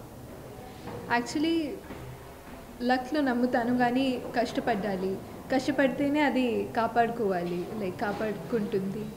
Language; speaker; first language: Telugu; non-native, fluent; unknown